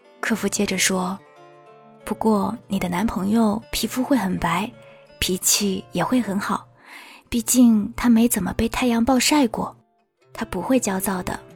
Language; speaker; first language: Chinese; native; Chinese